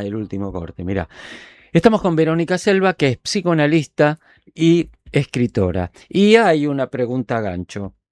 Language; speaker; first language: Spanish; native; Spanish